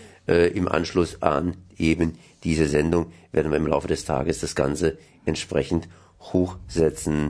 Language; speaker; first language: German; native; German